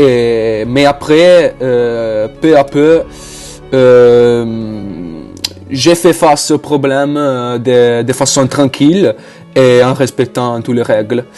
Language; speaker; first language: French; non-native, learner; Italian